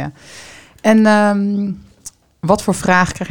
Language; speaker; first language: Dutch; native; Dutch